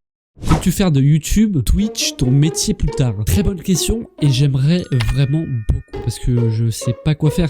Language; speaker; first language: French; native; French